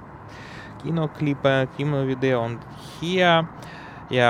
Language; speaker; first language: German; non-native, learner; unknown